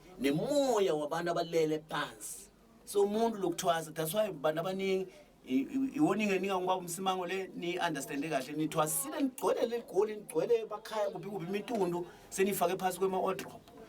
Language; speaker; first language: Zulu; non-native, local second language; Swati